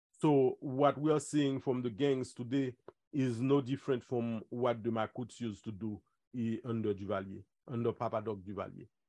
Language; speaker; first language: English; non-native, fluent; Haitian Creole